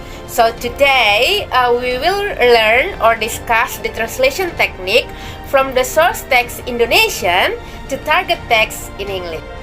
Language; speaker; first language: English; non-native, learner; Indonesian